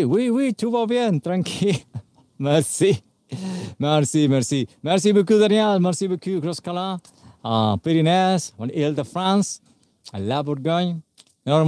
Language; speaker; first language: French; non-native, learner; Spanish